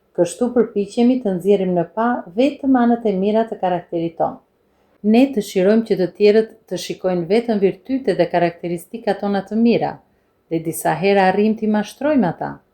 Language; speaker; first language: Albanian; non-native, fluent; English